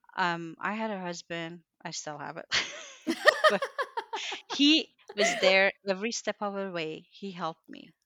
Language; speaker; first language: English; non-native, fluent; Persian